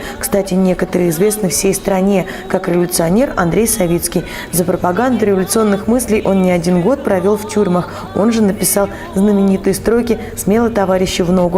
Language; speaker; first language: Russian; native; Russian